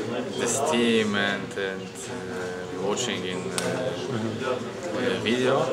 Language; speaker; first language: English; non-native, learner; Polish